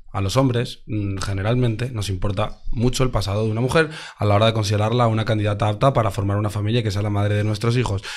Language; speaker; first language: Spanish; native; Spanish